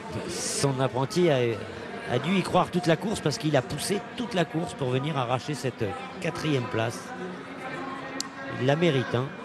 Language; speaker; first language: French; native; French